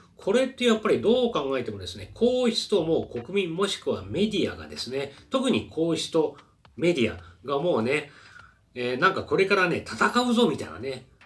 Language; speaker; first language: Japanese; native; Japanese